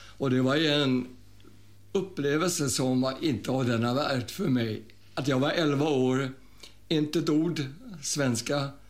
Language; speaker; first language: Swedish; early bilingual, other home language; German